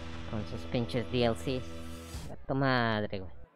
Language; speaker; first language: Spanish; early bilingual, heritage; Spanish